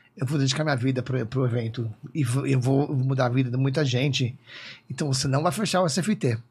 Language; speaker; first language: Portuguese; non-native, fluent; English